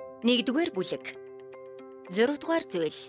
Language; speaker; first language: Mongolian; native; Mongolian